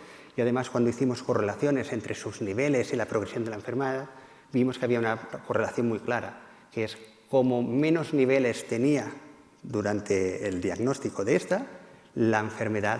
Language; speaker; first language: Spanish; native; Spanish